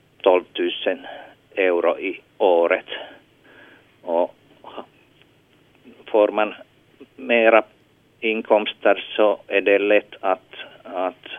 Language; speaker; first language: Swedish; non-native, local second language; Finnish